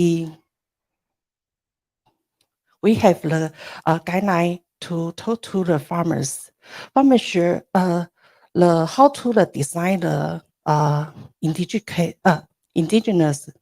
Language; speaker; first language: English; non-native, learner; Chinese